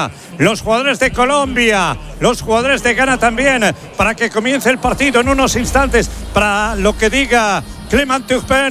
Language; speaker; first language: Spanish; native; Spanish